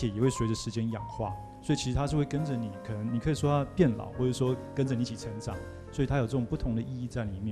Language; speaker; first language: Chinese; native; Chinese